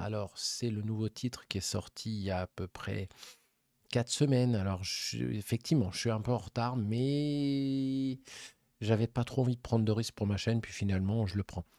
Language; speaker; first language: French; native; French